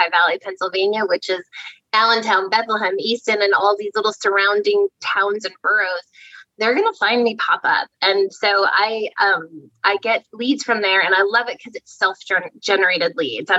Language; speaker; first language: English; native; English